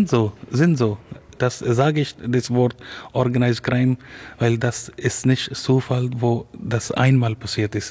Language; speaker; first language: German; non-native, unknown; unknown